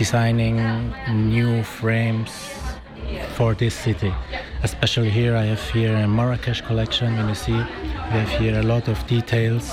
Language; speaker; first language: English; non-native, fluent; Persian